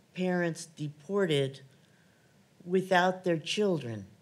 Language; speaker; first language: English; native; English